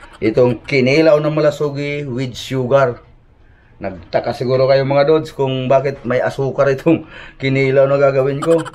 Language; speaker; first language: Filipino; non-native, local second language; Cebuano